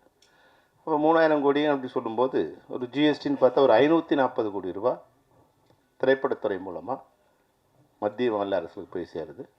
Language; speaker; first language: Tamil; native; Tamil